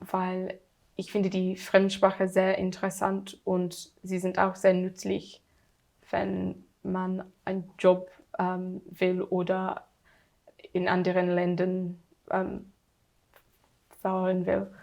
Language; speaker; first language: German; non-native, learner; English